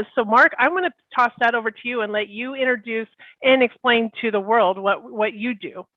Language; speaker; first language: English; native; English